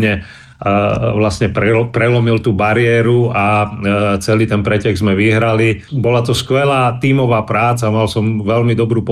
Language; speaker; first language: Slovak; native; Slovak